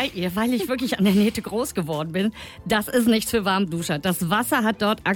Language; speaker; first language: German; native; German